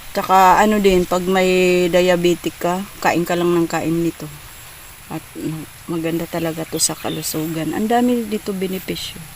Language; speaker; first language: Filipino; non-native, local second language; Waray